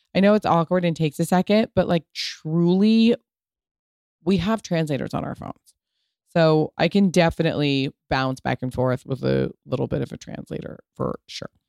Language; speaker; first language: English; early bilingual, other home language; Italian